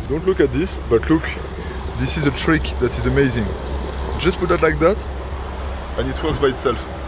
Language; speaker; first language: English; non-native, fluent; French